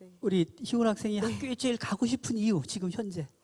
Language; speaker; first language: Korean; native; Korean